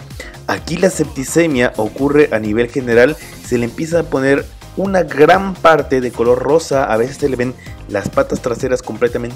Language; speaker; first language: Spanish; native; Spanish